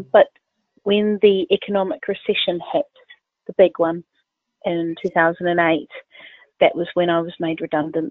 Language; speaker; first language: English; native; English